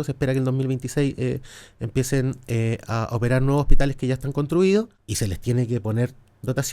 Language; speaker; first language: Spanish; native; Spanish